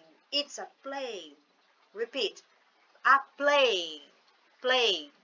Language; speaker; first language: English; non-native, fluent; Portuguese